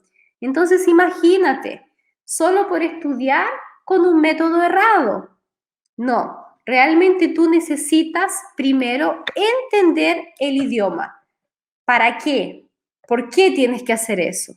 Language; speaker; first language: Spanish; non-native, fluent; Portuguese